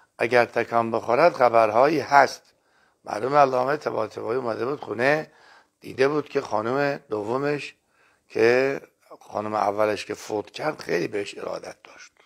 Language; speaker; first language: Persian; non-native, local second language; Azerbaijani